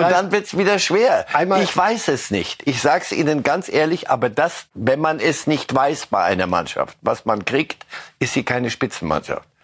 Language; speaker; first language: German; native; German